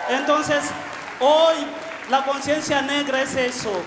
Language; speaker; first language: Spanish; non-native, fluent; Bembe